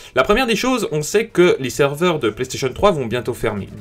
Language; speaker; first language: French; native; French